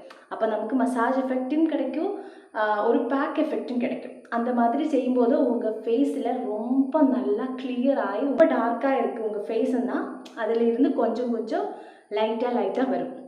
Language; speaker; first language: Tamil; non-native, learner; Malayalam